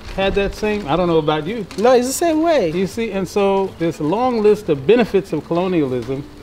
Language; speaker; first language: English; native; English